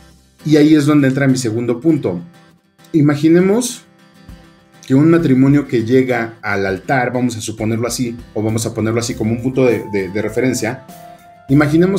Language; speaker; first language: Spanish; native; Spanish